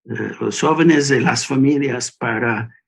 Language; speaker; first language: Spanish; non-native, learner; English